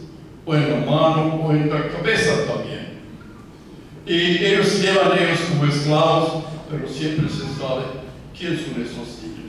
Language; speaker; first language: Spanish; non-native, fluent; Croatian